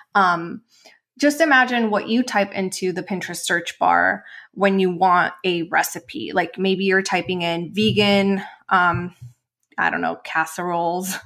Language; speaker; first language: English; non-native, fluent; Spanish